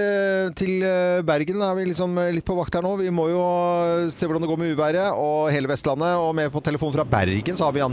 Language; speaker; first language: Norwegian; native; Norwegian